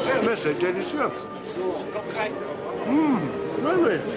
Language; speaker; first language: French; non-native, learner; English